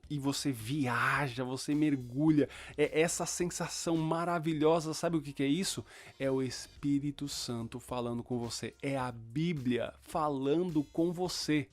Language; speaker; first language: Portuguese; early bilingual, other home language; Spanish